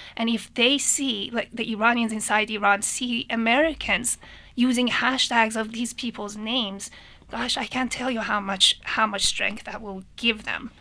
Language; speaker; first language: English; non-native, fluent; Persian